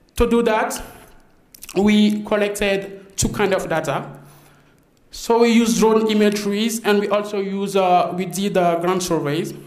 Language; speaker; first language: English; non-native, fluent; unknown